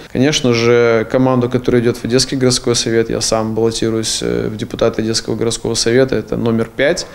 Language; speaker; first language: Russian; native; Russian